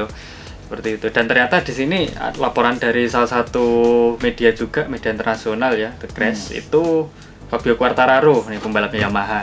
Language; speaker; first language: Indonesian; native; Indonesian